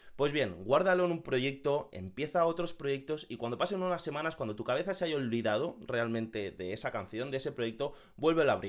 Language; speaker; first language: Spanish; native; Spanish